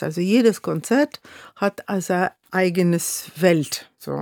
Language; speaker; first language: German; non-native, fluent; Russian